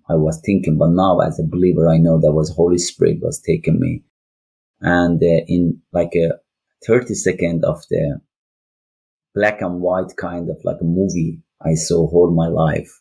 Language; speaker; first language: English; non-native, learner; Persian